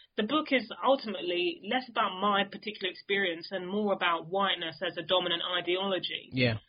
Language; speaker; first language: English; native; English